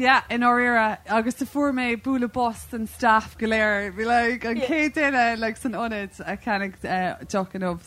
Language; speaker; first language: Irish; non-native, local second language; English